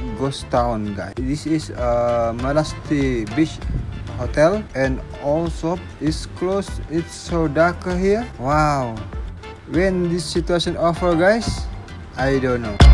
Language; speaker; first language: English; non-native, local second language; Indonesian